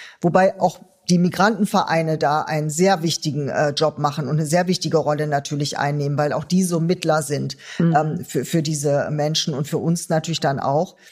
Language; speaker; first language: German; native; German